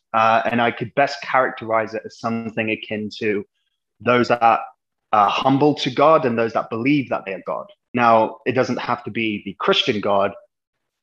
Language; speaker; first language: English; native; English